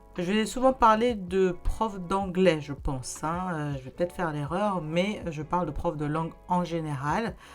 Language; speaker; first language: French; native; French